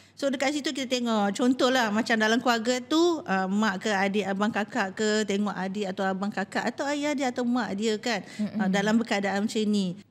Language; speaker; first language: Malay; native; Malay